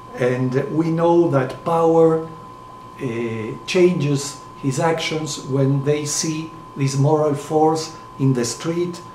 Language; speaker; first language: English; non-native, fluent; Spanish